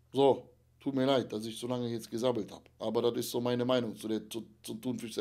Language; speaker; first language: German; native; German